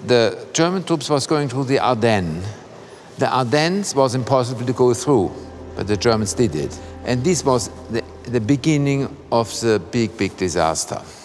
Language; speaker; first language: English; non-native, fluent; German